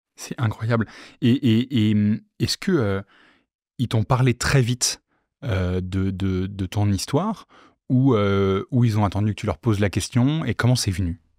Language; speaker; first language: French; native; French